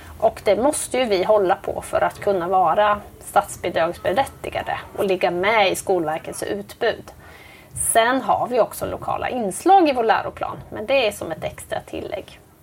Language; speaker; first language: Swedish; native; Swedish